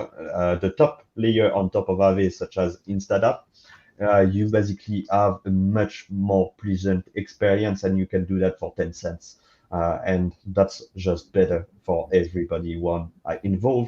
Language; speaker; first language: English; non-native, fluent; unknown